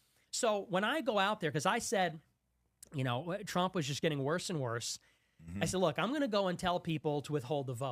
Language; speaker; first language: English; native; English